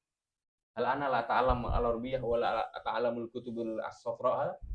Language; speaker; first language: Arabic; non-native, fluent; Indonesian